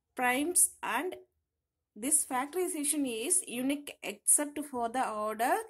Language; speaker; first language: English; non-native, local second language; Tamil